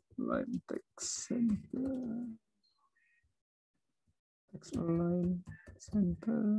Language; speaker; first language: English; non-native, fluent; Indonesian